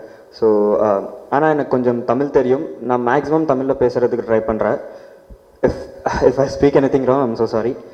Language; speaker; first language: Tamil; non-native, learner; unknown